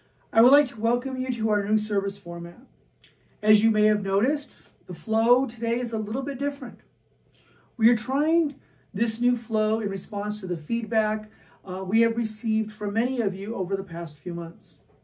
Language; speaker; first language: English; native; English